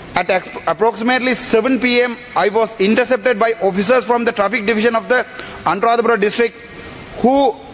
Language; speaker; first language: English; non-native, local second language; Tamil